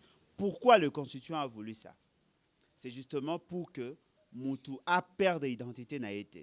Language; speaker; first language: French; non-native, local second language; Lingala